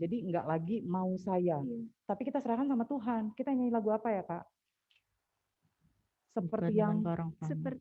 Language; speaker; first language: Indonesian; native; Indonesian